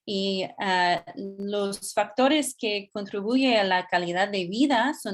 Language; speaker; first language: Spanish; non-native, fluent; English